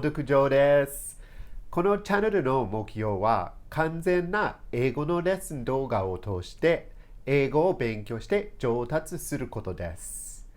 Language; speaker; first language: Japanese; non-native, fluent; English